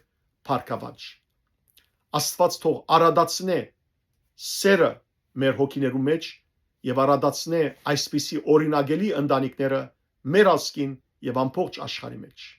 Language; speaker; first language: Armenian; native; Armenian